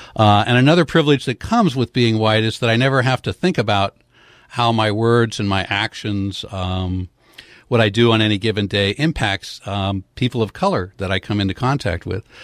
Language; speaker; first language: English; native; English